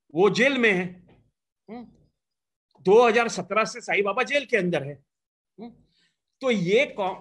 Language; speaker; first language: Hindi; non-native, local second language; Gujarati